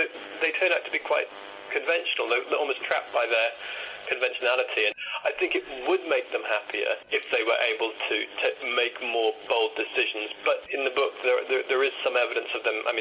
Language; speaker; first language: English; native; English